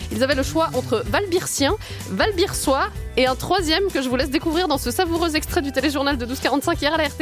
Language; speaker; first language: French; native; French